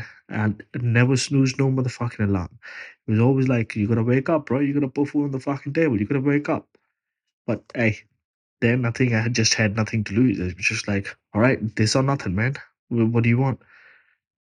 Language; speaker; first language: English; non-native, local second language; Punjabi